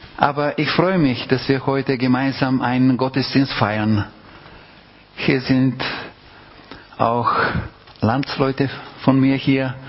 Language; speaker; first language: German; non-native, fluent; Bulgarian